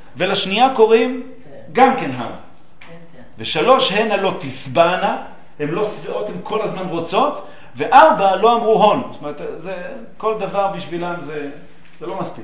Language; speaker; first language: Hebrew; native; Hebrew